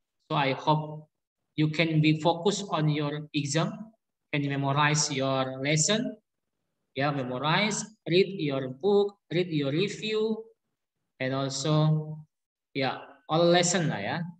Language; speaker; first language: English; non-native, learner; Indonesian